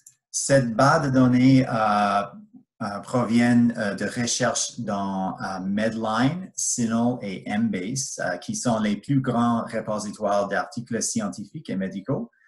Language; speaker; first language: French; non-native, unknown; English